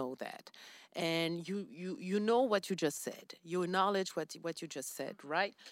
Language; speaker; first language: English; non-native, fluent; French